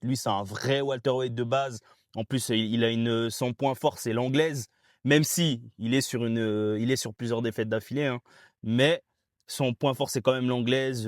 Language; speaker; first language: French; native; French